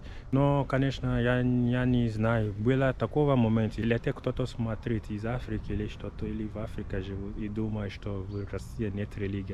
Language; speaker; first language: Russian; non-native, learner; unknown